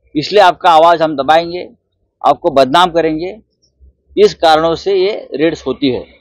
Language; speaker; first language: Hindi; non-native, local second language; Marathi